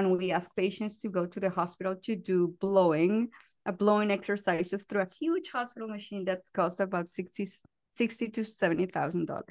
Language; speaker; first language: English; non-native, fluent; Spanish